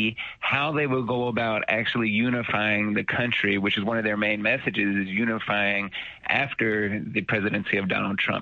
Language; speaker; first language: English; native; English